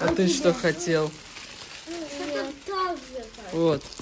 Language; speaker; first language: Russian; native; Russian